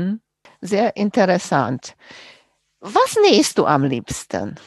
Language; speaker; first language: German; non-native, fluent; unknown